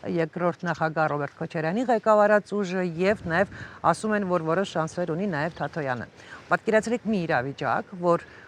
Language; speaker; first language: Armenian; native; Armenian